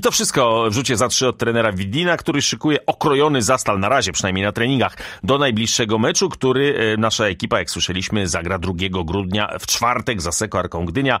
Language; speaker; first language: Polish; native; Polish